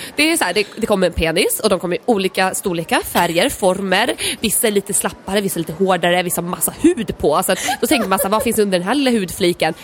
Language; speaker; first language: Swedish; early bilingual, other home language; Polish